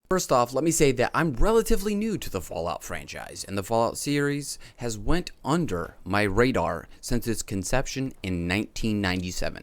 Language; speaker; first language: English; native; English